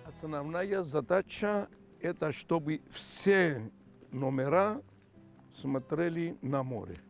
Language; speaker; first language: Russian; non-native, fluent; Greek